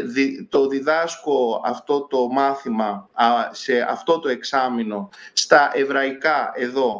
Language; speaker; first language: Greek; native; Greek